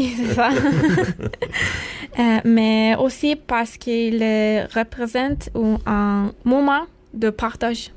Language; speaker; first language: French; non-native, learner; Turkish